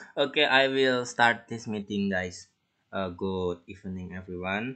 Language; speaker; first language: English; non-native, learner; Indonesian